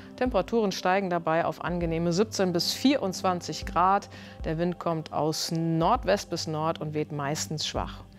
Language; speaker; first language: German; native; German